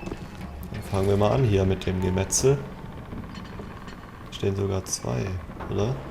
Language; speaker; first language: German; native; German